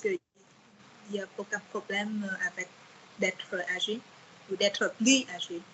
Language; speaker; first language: French; non-native, fluent; Vietnamese